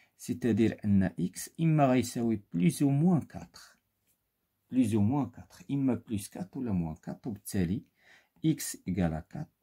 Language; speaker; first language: French; non-native, local second language; Arabic